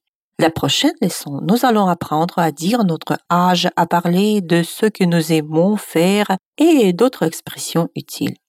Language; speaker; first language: French; non-native, fluent; Russian